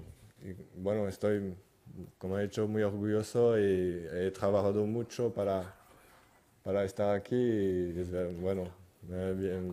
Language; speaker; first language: Spanish; non-native, fluent; French